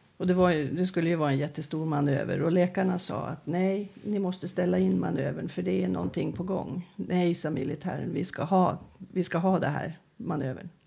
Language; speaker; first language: Swedish; native; Swedish